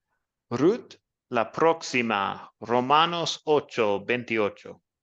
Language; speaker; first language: Spanish; non-native, fluent; English